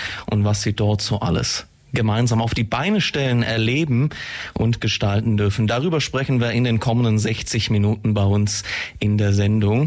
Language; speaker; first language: German; native; German